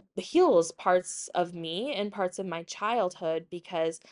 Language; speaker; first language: English; native; English